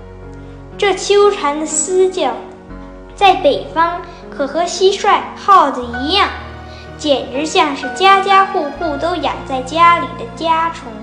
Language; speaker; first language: Chinese; early bilingual, heritage; Chinese